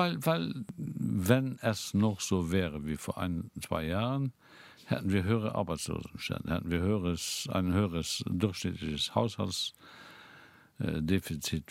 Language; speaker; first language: German; non-native, local second language; Luxembourgish